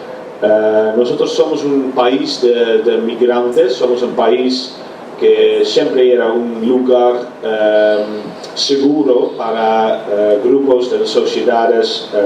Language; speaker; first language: Spanish; non-native, fluent; Dutch